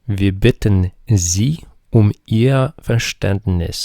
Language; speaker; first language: German; non-native, fluent; Ukrainian